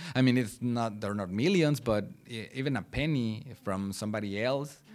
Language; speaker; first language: English; non-native, fluent; Spanish